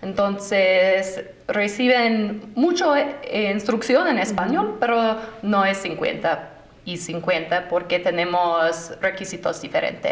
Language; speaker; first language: Spanish; non-native, fluent; English